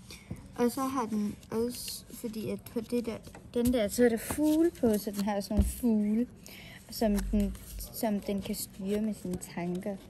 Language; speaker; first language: Danish; native; Danish